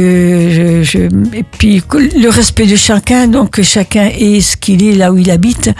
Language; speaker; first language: French; early bilingual, other home language; Italian